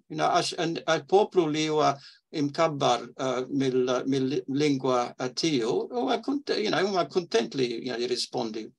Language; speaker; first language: Maltese; early bilingual, heritage; Maltese